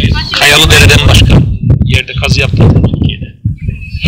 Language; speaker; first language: Turkish; native; Turkish